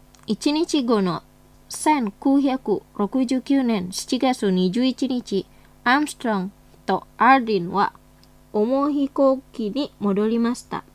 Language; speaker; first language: Japanese; non-native, fluent; Indonesian